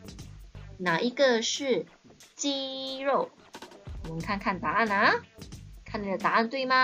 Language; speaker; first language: Chinese; native; Chinese